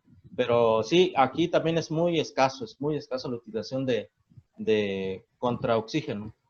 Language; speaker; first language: Spanish; native; Spanish